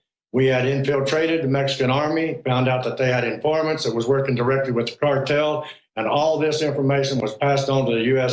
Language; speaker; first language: English; native; English